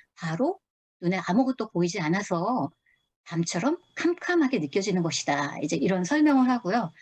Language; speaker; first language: Korean; native; Korean